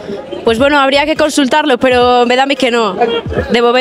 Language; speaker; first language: Spanish; native; Spanish